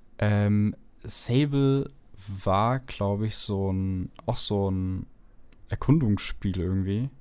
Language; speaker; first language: German; native; German